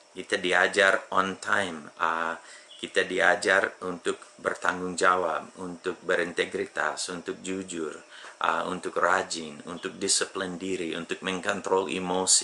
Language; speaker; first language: Indonesian; non-native, fluent; English